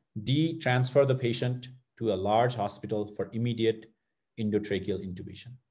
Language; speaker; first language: English; non-native, local second language; Nepali